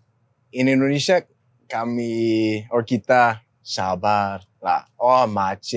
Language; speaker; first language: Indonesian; non-native, learner; Danish